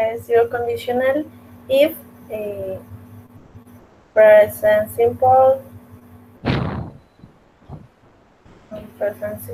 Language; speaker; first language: English; non-native, learner; Spanish